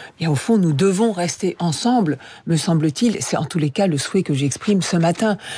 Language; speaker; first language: French; native; French